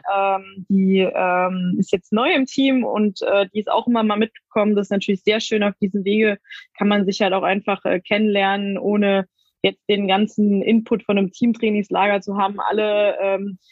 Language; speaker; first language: German; native; German